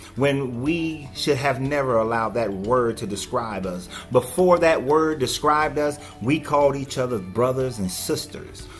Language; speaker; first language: English; native; English